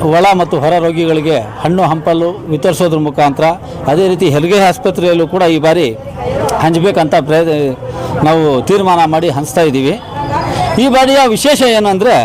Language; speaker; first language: Kannada; non-native, local second language; Urdu